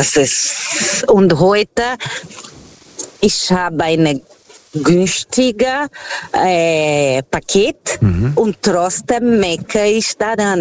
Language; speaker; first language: German; non-native, fluent; Portuguese